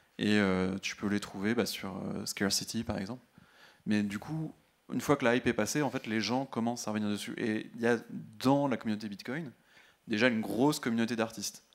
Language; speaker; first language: French; native; French